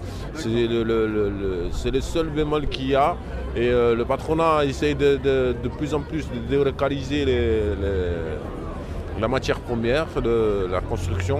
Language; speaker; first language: French; native; French